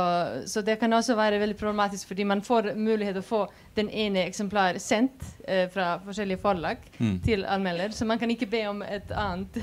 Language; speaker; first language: Swedish; non-native, fluent; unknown